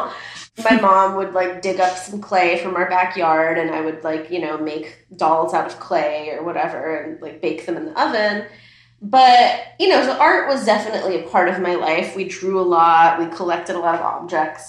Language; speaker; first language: English; early bilingual, other home language; Persian